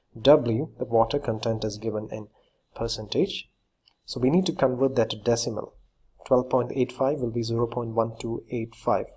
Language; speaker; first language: English; non-native, local second language; Malayalam